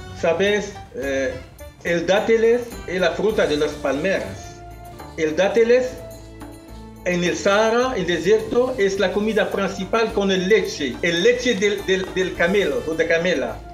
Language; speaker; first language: Spanish; non-native, local second language; Arabic